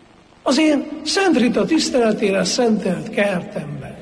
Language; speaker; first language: Hungarian; native; Hungarian